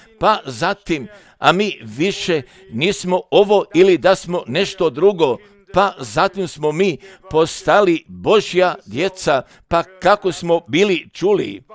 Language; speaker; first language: Croatian; early bilingual, heritage; Croatian